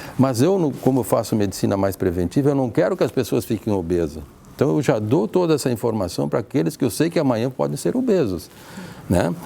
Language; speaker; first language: Portuguese; native; Portuguese